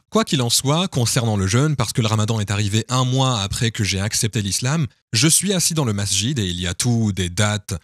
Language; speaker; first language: French; non-native, fluent; English